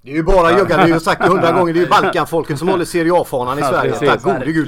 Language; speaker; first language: Swedish; native; Swedish